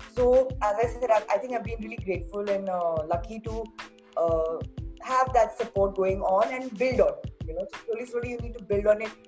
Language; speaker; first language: English; non-native, local second language; Hindi